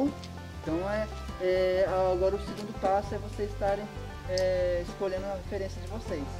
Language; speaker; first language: Portuguese; native; Portuguese